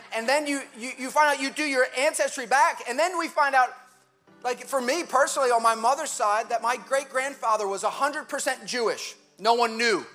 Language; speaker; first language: English; early bilingual, other home language; German